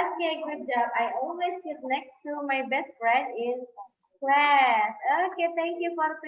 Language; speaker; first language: English; non-native, fluent; Indonesian